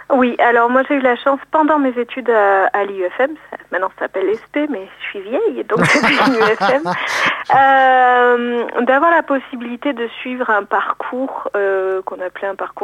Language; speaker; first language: French; native; French